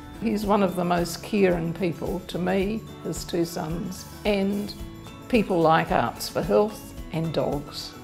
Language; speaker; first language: English; native; English